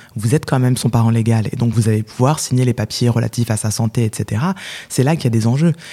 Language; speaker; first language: French; native; French